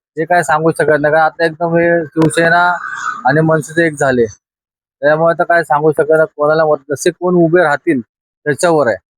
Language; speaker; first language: Marathi; native; Marathi